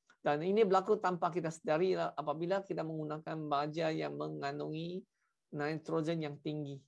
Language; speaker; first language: Malay; non-native, local second language; Chinese